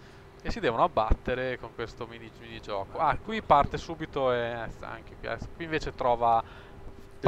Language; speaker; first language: Italian; native; Italian